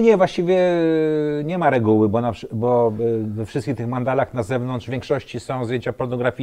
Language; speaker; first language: Polish; native; Polish